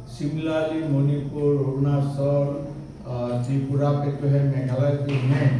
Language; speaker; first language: Hindi; non-native, local second language; Assamese